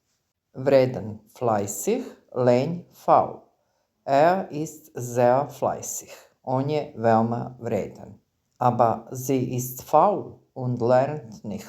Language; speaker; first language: German; non-native, fluent; Serbian